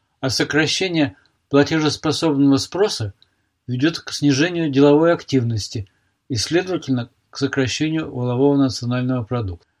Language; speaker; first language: Russian; native; Russian